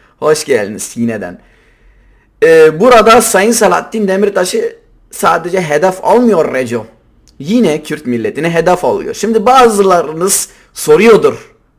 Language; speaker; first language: Turkish; non-native, local second language; Kurdish